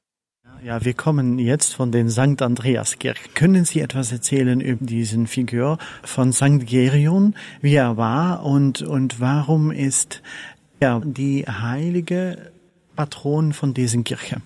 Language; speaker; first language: German; non-native, learner; Dutch